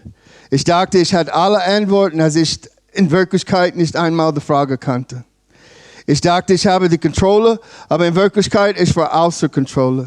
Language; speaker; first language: German; non-native, learner; English